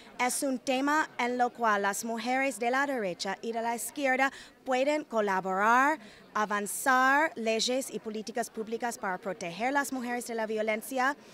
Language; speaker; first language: Spanish; non-native, fluent; English